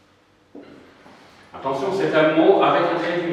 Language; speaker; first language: French; non-native, local second language; Arabic